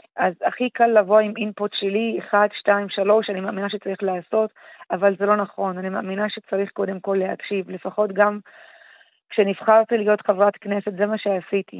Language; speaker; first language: Hebrew; non-native, local second language; Arabic